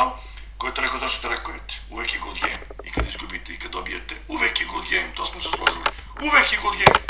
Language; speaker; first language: Serbian; native; Serbian